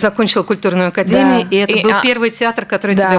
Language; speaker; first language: Russian; native; Russian